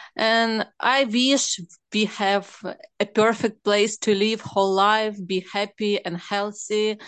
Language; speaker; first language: English; non-native, fluent; Ukrainian